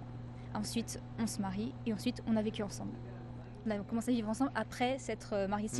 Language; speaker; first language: French; native; French